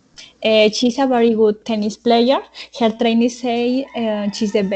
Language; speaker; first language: English; non-native, learner; Spanish